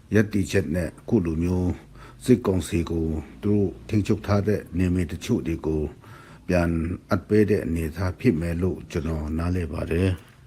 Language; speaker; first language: Burmese; non-native, local second language; Kachin